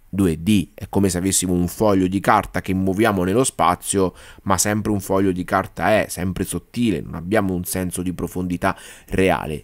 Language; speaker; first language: Italian; native; Italian